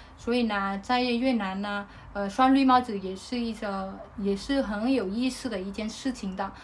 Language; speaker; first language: Chinese; non-native, fluent; Vietnamese